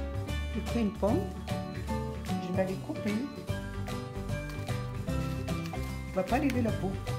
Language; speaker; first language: French; non-native, local second language; Arabic